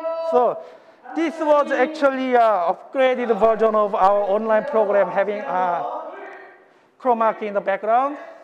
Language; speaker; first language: English; non-native, fluent; Korean